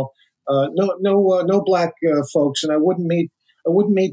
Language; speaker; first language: English; native; English